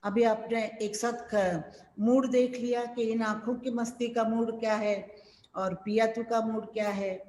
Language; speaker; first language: Hindi; non-native, local second language; Marathi